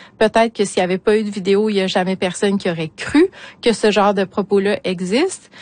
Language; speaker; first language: French; native; French